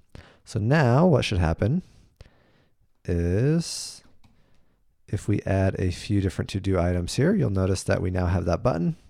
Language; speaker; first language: English; native; English